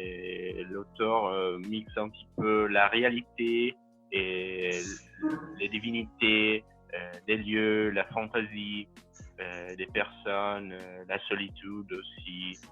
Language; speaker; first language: French; non-native, learner; Italian